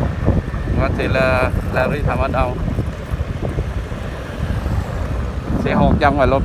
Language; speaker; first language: French; non-native, fluent; Vietnamese